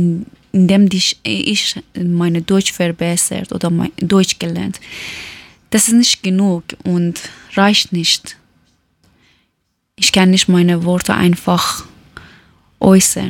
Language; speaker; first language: German; non-native, learner; Persian